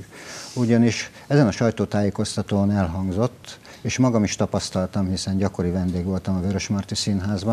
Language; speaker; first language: Hungarian; native; Hungarian